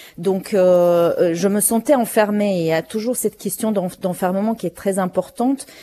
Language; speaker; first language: French; non-native, fluent; Romanian